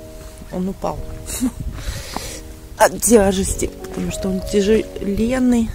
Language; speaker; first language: Russian; native; Russian